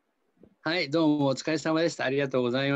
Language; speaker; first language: Japanese; non-native, fluent; Filipino